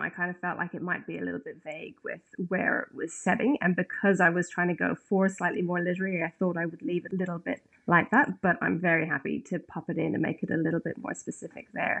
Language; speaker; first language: English; native; English